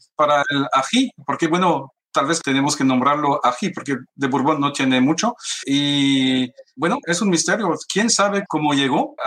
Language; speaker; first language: Spanish; non-native, fluent; French